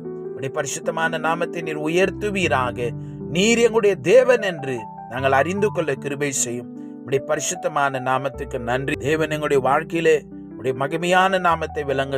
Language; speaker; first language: Tamil; native; Tamil